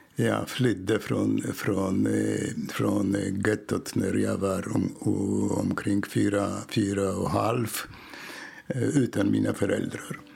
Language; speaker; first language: Swedish; non-native, fluent; Polish